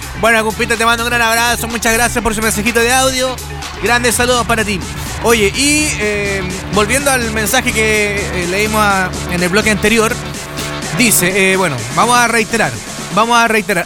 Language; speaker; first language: Spanish; native; Spanish